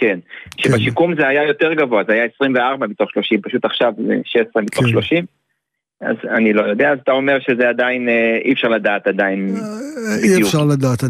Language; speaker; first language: Hebrew; native; Hebrew